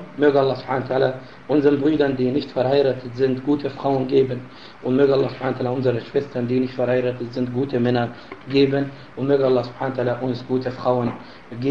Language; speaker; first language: German; non-native, fluent; Arabic